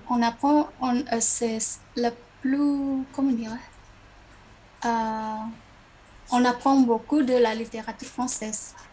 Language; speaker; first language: French; non-native, learner; Indonesian